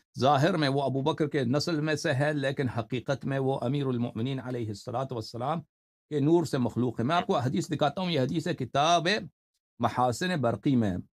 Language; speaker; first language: Urdu; native; Urdu